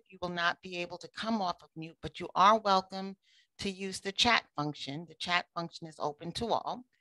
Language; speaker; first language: English; native; English